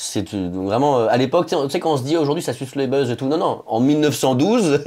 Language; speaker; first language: French; native; French